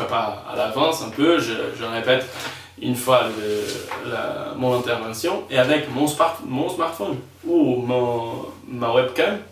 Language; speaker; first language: French; non-native, fluent; Spanish